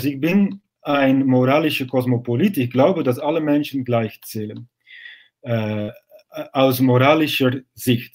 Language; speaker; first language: German; non-native, fluent; Dutch